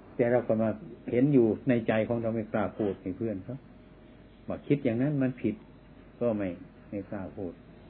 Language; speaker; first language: Thai; non-native, local second language; Lao